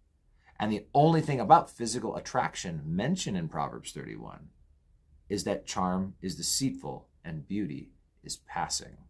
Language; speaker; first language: English; native; English